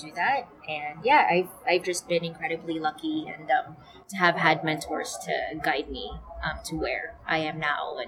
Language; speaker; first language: English; non-native, local second language; Filipino